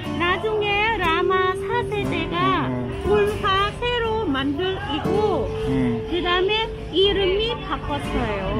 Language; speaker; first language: Korean; non-native, learner; Thai